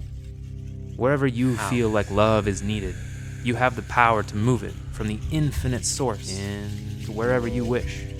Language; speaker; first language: English; native; English